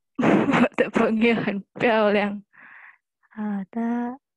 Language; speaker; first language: Chinese; non-native, learner; Indonesian